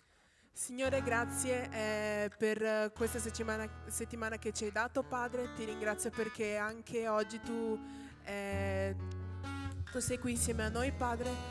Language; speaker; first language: Italian; native; Italian